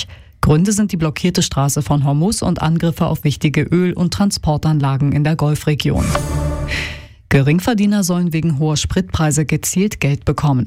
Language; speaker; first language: German; native; German